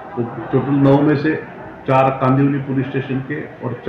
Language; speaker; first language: Hindi; non-native, local second language; Marathi